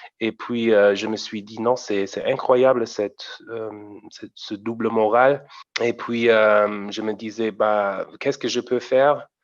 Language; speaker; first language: French; non-native, fluent; German